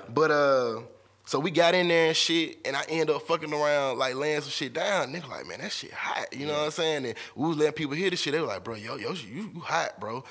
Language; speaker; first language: English; native; English